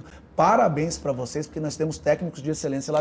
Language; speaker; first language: Portuguese; native; Portuguese